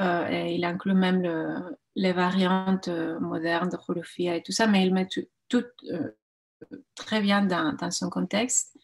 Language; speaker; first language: French; non-native, fluent; Spanish